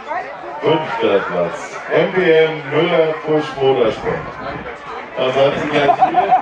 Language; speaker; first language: German; native; German